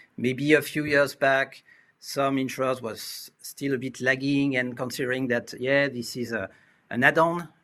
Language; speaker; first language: English; non-native, fluent; French